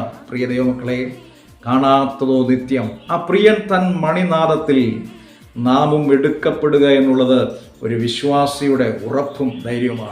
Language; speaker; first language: Malayalam; native; Malayalam